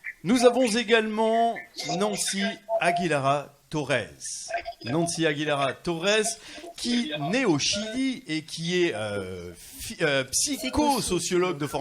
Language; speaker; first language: French; native; French